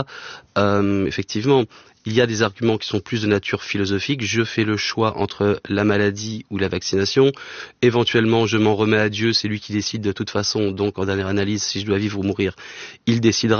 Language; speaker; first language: French; native; French